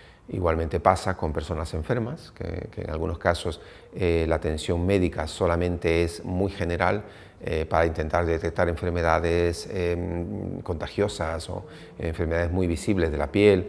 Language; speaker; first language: Spanish; native; Spanish